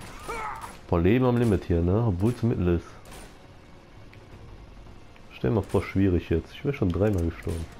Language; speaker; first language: German; native; German